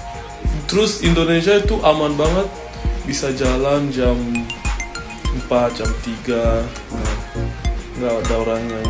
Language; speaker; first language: Indonesian; non-native, fluent; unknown